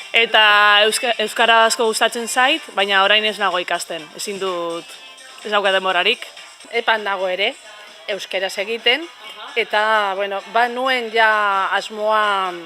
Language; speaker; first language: Basque; non-native, local second language; Spanish